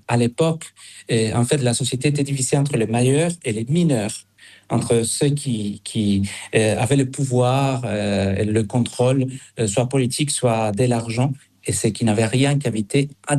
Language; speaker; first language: French; non-native, fluent; Spanish